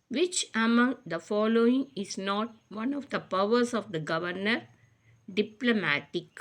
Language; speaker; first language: English; non-native, local second language; Tamil